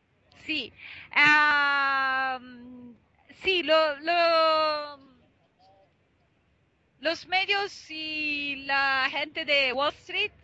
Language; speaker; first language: Spanish; non-native, fluent; Italian